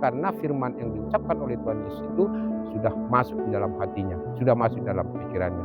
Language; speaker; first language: Indonesian; native; Indonesian